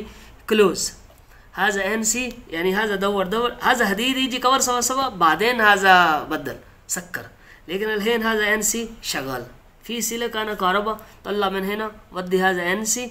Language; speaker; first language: Arabic; non-native, learner; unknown